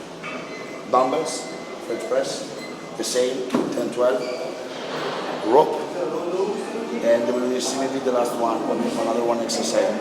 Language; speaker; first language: English; non-native, learner; Italian